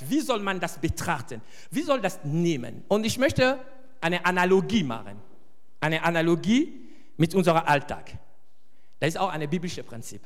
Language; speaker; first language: German; non-native, fluent; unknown